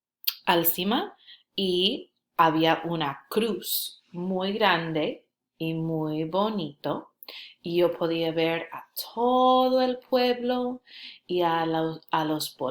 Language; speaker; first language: Spanish; non-native, fluent; English